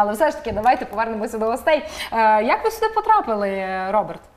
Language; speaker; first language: Ukrainian; native; Ukrainian